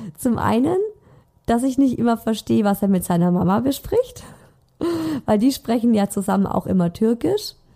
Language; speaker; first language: German; native; German